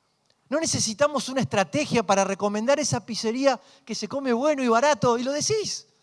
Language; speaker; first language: Spanish; native; Spanish